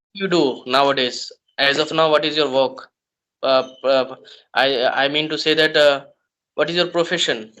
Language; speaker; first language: English; non-native, learner; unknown